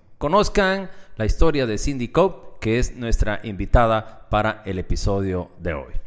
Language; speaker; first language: Spanish; native; Spanish